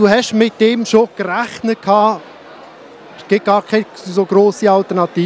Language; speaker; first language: German; native; German